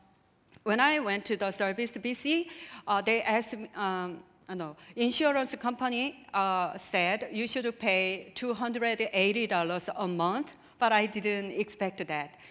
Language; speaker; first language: English; non-native, learner; Korean